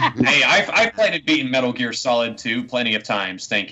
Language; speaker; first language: English; native; English